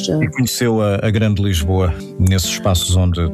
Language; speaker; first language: Portuguese; native; Portuguese